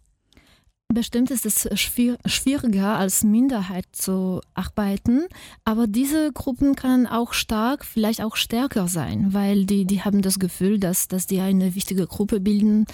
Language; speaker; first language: German; non-native, fluent; Polish